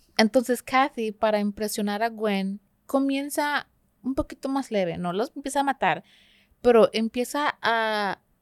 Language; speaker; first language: Spanish; early bilingual, heritage; Spanish